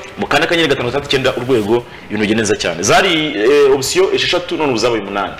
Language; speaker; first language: Kinyarwanda; native; Kinyarwanda